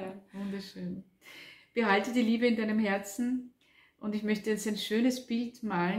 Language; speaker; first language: German; native; German